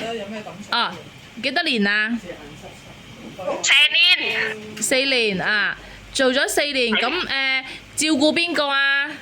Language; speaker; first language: Chinese; native; Chinese